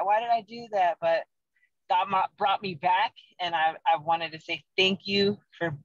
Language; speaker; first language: English; native; English